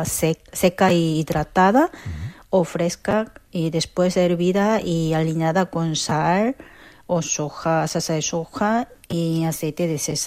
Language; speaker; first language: Spanish; non-native, fluent; Korean